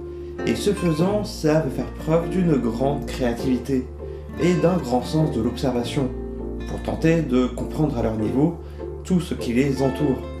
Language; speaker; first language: French; native; French